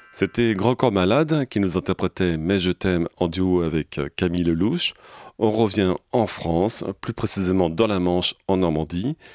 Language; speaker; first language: French; native; French